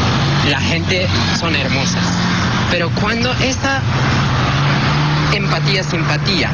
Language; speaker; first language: Spanish; non-native, fluent; Japanese